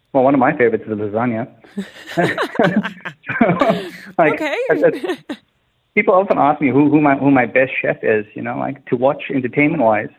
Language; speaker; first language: English; native; English